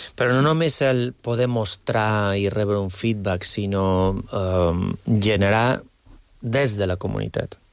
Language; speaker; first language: Catalan; early bilingual, other home language; Spanish